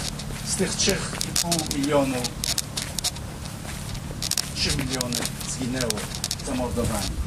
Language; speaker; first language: Polish; non-native, fluent; Hebrew